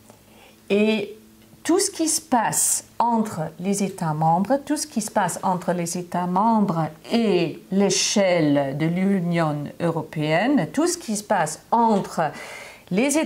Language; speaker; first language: French; non-native, fluent; German